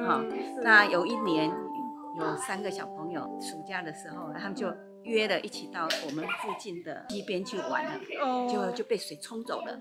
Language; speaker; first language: Chinese; native; Chinese